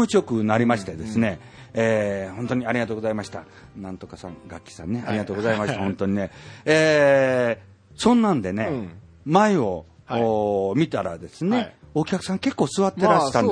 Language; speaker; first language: Japanese; native; Japanese